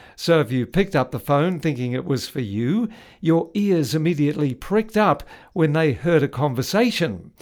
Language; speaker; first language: English; native; English